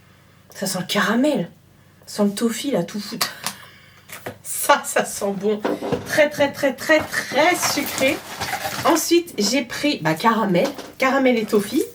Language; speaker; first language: French; native; French